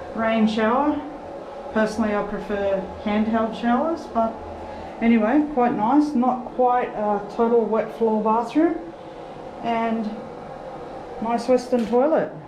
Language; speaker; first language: English; native; English